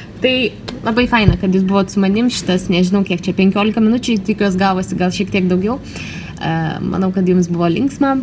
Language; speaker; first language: Lithuanian; non-native, local second language; Russian